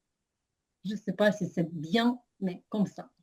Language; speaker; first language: French; non-native, fluent; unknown